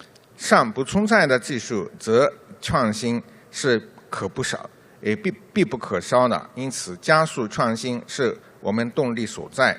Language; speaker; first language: Chinese; non-native, fluent; Japanese